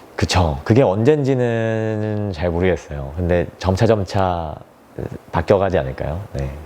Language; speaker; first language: Korean; native; Korean